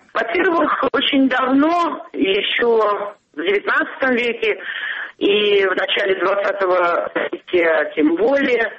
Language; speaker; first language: Russian; non-native, local second language; Ossetic